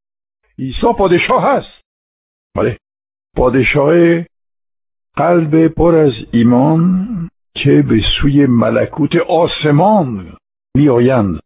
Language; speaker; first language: Persian; non-native, fluent; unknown